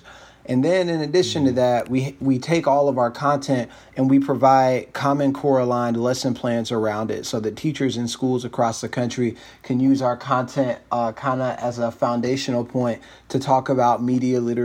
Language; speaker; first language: English; native; English